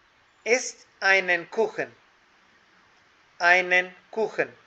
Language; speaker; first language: German; non-native, fluent; Hindi